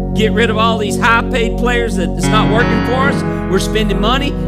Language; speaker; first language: English; native; English